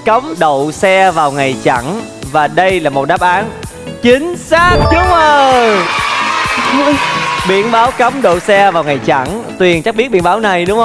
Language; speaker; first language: Vietnamese; native; Vietnamese